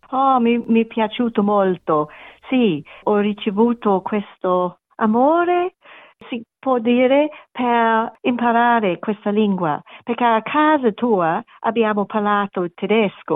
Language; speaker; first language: Italian; non-native, learner; German